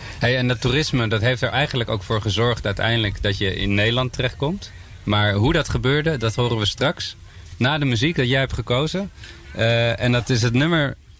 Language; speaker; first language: Dutch; native; Dutch